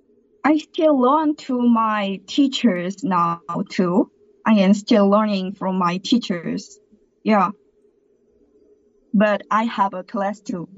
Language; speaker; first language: English; non-native, learner; Korean